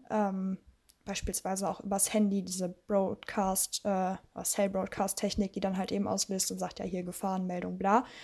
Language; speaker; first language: German; early bilingual, other home language; Russian